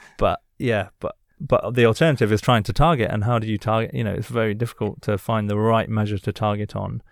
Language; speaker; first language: English; native; English